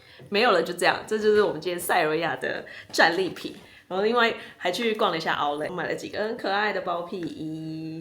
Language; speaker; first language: Chinese; non-native, fluent; Serbian